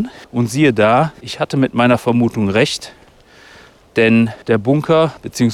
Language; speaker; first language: German; native; German